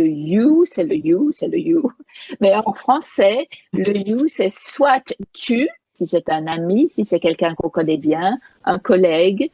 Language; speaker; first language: French; native; French